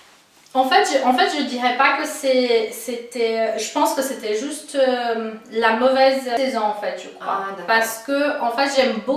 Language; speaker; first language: French; non-native, fluent; Portuguese